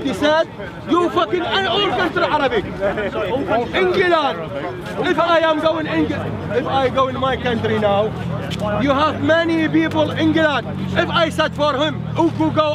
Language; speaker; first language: English; non-native, learner; Arabic